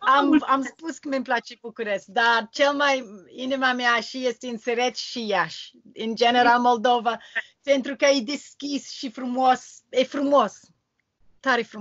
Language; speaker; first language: Romanian; non-native, learner; English